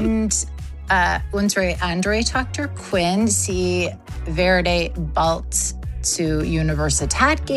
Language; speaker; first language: German; non-native, learner; English